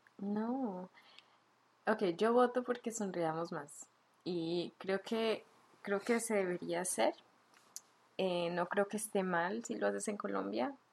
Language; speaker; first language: Spanish; native; Spanish